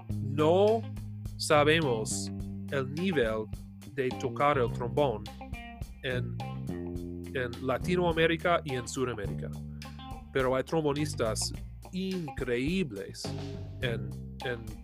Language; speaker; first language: Spanish; non-native, learner; English